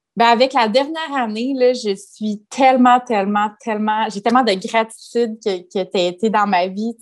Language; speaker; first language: French; native; French